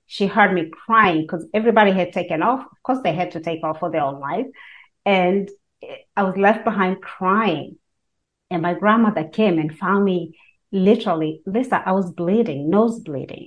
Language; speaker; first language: English; non-native, local second language; Kikuyu